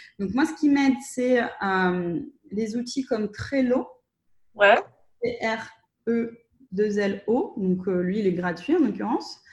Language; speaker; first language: French; non-native, fluent; Russian